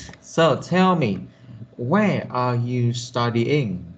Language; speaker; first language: English; non-native, fluent; Vietnamese